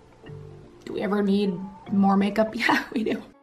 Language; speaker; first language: English; native; English